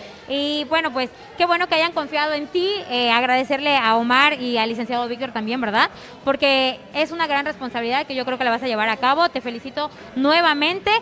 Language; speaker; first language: Spanish; native; Spanish